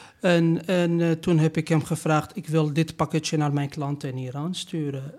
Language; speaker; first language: Dutch; non-native, learner; Persian